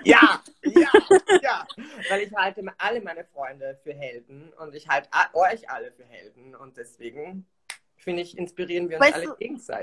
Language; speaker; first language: German; native; German